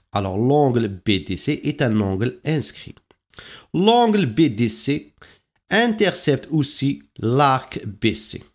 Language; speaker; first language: French; non-native, local second language; Arabic